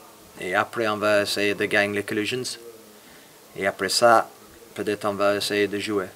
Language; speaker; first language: French; non-native, fluent; English